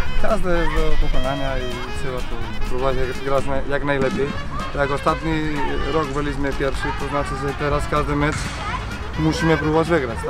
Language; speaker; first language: Polish; non-native, learner; Spanish